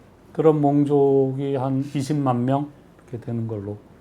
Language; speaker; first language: Korean; native; Korean